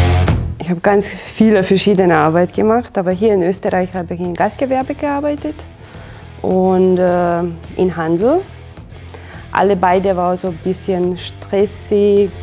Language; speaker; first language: German; non-native, fluent; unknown